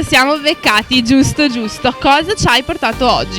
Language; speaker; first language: Italian; native; Italian